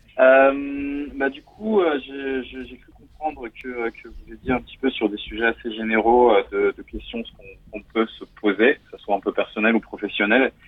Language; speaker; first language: French; native; French